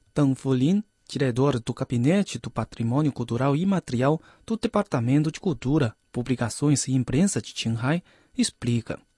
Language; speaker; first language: Portuguese; non-native, fluent; Chinese